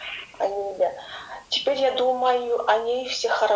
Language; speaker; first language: Russian; non-native, learner; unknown